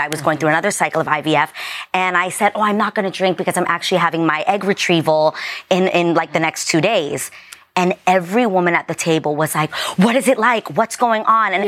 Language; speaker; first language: English; native; English